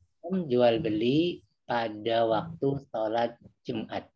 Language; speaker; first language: Indonesian; native; Indonesian